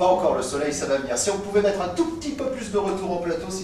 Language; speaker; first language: French; native; French